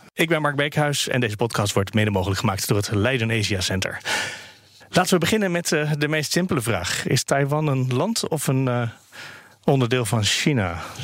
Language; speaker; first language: Dutch; native; Dutch